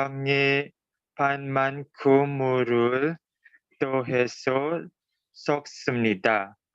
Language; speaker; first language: Korean; non-native, learner; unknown